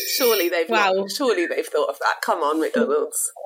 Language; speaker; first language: English; native; English